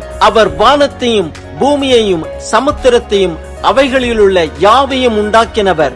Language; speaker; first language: Tamil; native; Tamil